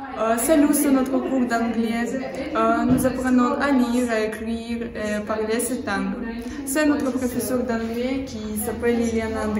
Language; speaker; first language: French; non-native, learner; Russian